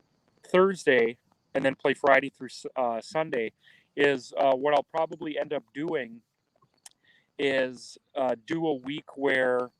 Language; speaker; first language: English; native; English